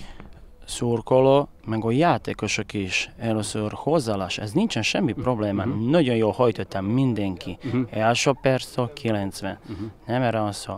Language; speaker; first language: Hungarian; non-native, learner; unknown